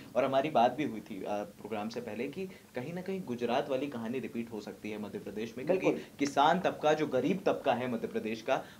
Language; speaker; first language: Hindi; native; Hindi